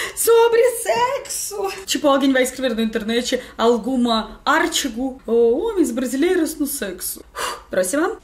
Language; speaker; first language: Portuguese; non-native, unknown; Russian